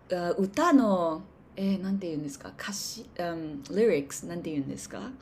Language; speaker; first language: Japanese; non-native, learner; English